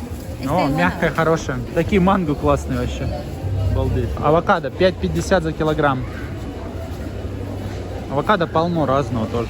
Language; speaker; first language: Russian; native; Russian